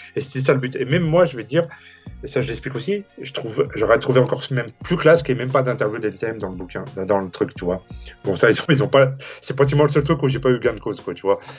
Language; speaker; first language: French; native; French